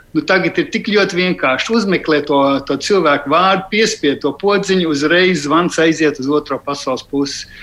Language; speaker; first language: Latvian; early bilingual, heritage; Latvian